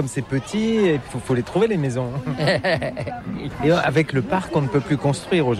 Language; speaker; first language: French; native; French